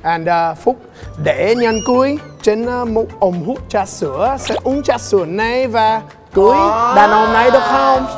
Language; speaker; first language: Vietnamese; non-native, learner; English